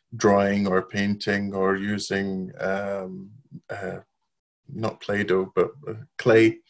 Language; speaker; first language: English; non-native, fluent; Arabic